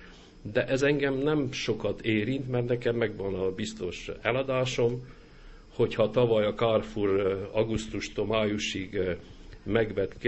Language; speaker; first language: Hungarian; native; Hungarian